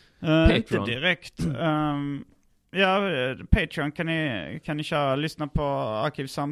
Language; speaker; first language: Swedish; native; Swedish